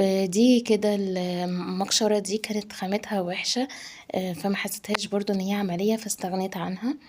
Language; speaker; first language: Arabic; native; Arabic